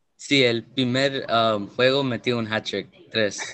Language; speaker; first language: Spanish; early bilingual, heritage; Spanish